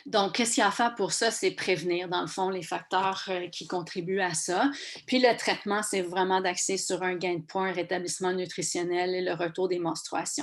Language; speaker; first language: French; native; French